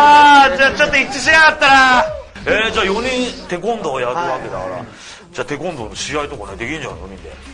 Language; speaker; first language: Japanese; native; Japanese